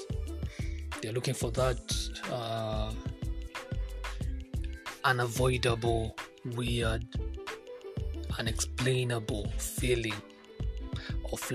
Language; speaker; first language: English; non-native, local second language; Kikuyu